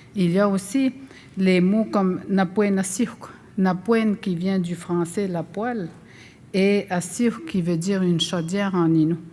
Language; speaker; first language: French; non-native, local second language; Innu-aimun